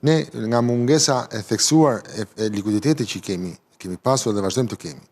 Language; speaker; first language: Albanian; native; Albanian